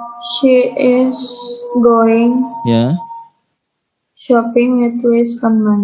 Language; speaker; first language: English; non-native, learner; Indonesian